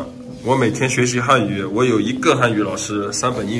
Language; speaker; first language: Chinese; native; Chinese